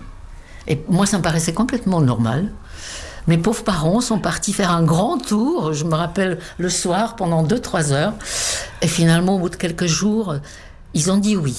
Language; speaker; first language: French; non-native, fluent; Czech